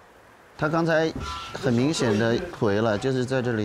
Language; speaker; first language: Chinese; native; Chinese